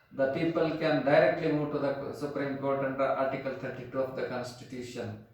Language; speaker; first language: English; non-native, local second language; Kannada